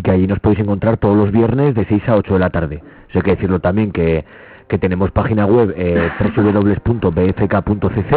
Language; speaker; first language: Spanish; native; Spanish